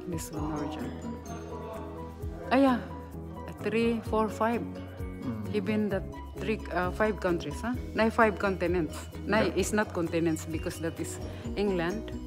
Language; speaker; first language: English; non-native, learner; Filipino